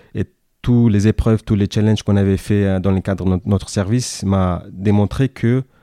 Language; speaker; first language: French; non-native, fluent; Kyrgyz